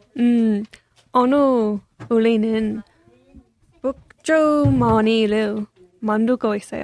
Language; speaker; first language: Korean; non-native, learner; English